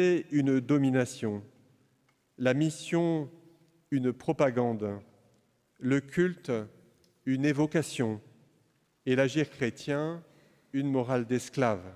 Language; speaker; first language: French; native; French